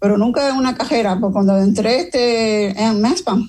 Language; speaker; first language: Spanish; early bilingual, other home language; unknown